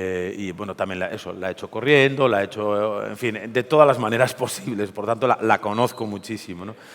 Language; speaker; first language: Spanish; native; Spanish